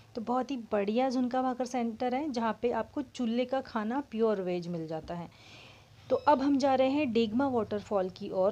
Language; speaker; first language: Hindi; non-native, local second language; Marathi